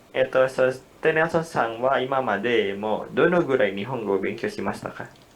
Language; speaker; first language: Japanese; non-native, learner; Indonesian